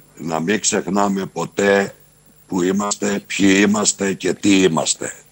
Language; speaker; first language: Greek; native; Greek